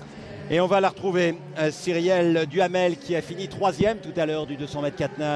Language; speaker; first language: French; native; French